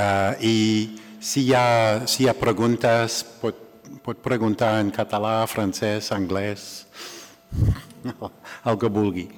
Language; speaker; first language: Catalan; non-native, learner; English